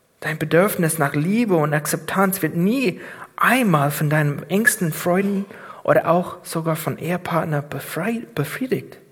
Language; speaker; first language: German; non-native, fluent; English